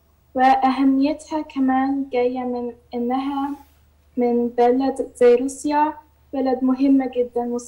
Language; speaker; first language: Arabic; early bilingual, heritage; Arabic